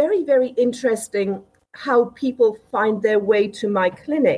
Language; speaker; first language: English; native; English